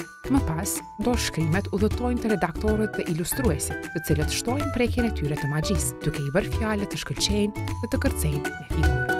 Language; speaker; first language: Albanian; native; Albanian